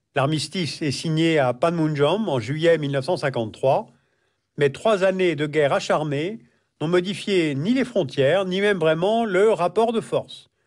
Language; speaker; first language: French; native; French